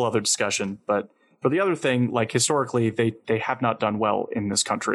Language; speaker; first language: English; native; English